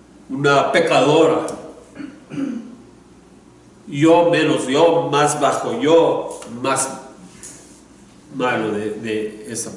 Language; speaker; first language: Spanish; non-native, learner; English